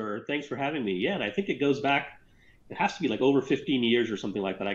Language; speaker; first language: English; early bilingual, other home language; Gujarati